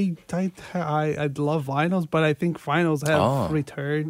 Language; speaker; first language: English; non-native, fluent; Portuguese